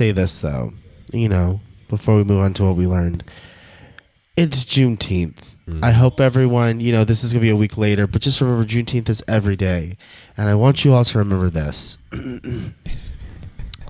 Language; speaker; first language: English; native; English